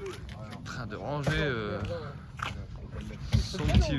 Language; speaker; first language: French; native; French